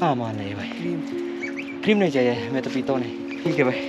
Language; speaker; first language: Hindi; non-native, local second language; Telugu